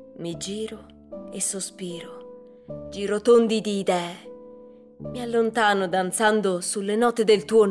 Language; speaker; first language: Italian; native; Italian